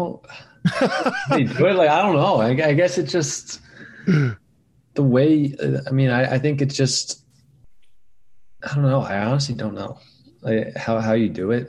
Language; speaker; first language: English; native; English